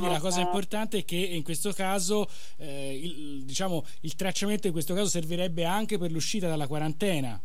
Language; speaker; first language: Italian; native; Italian